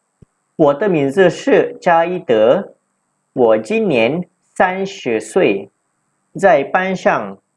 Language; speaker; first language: Chinese; non-native, local second language; Malay